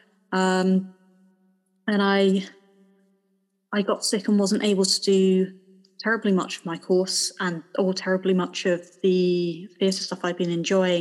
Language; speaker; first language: English; native; English